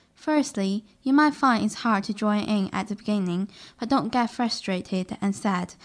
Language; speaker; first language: English; non-native, fluent; Russian